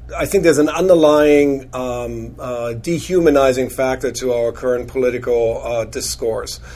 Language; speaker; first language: English; non-native, fluent; German